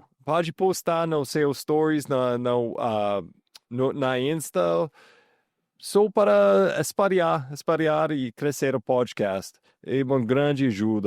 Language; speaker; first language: Portuguese; non-native, fluent; English